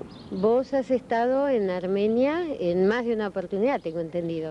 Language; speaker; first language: Spanish; native; Spanish